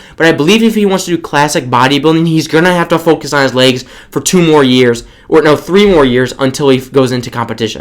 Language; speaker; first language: English; native; English